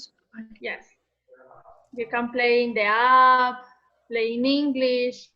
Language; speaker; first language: English; non-native, learner; Spanish